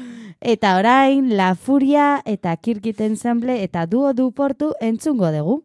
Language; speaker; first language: Basque; non-native, learner; Spanish